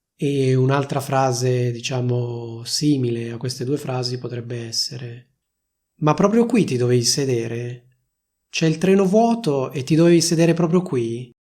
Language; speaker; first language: Italian; native; Italian